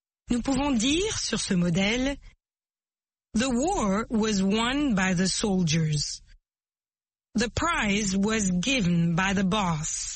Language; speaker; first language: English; non-native, fluent; French